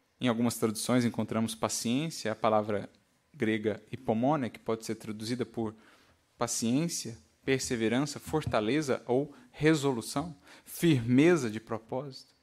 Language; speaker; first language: Portuguese; native; Portuguese